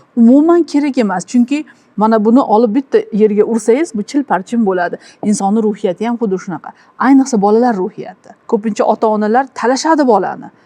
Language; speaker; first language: Uzbek; native; Uzbek